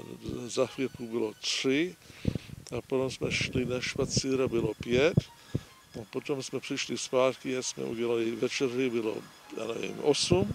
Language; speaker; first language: Czech; early bilingual, heritage; English